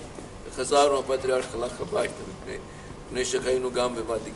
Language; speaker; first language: Hebrew; non-native, fluent; Greek